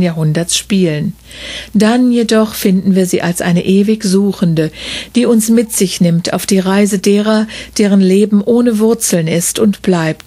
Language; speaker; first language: German; native; German